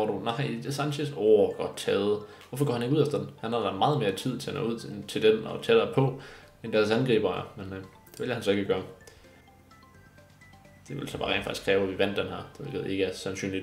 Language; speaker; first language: Danish; native; Danish